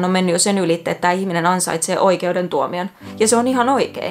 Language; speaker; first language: Finnish; native; Finnish